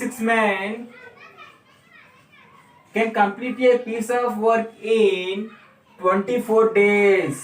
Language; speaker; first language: English; non-native, local second language; Telugu